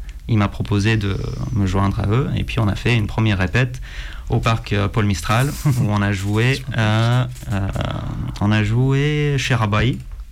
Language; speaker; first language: French; non-native, fluent; English